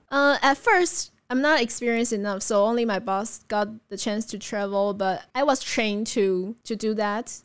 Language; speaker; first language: English; non-native, fluent; Chinese